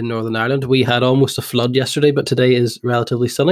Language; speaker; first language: English; native; English